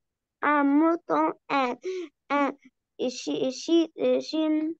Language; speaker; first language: French; non-native, learner; Arabic